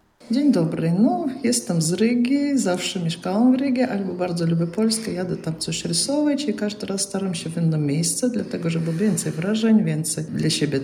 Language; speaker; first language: Polish; non-native, fluent; Russian